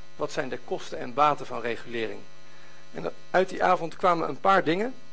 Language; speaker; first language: Dutch; native; Dutch